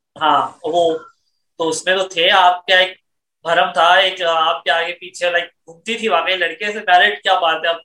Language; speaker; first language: Urdu; native; Urdu